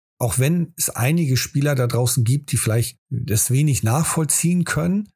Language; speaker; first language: German; native; German